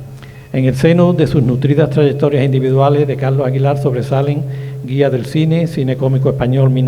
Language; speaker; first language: Spanish; native; Spanish